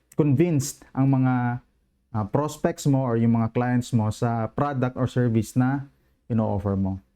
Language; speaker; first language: Filipino; non-native, local second language; Cebuano